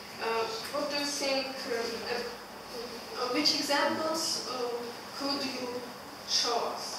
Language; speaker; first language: English; non-native, learner; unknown